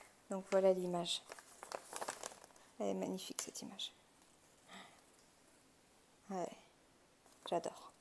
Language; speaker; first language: French; native; French